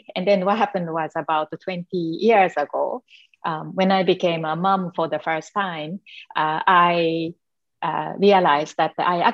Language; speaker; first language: English; non-native, fluent; Japanese